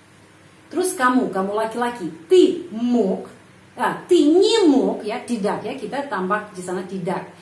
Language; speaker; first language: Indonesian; non-native, fluent; Russian